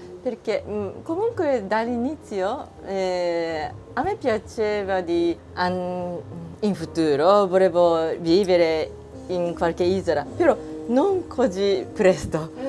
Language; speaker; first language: Italian; non-native, fluent; Japanese